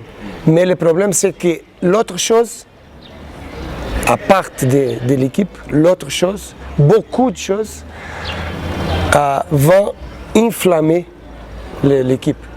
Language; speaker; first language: French; non-native, learner; Portuguese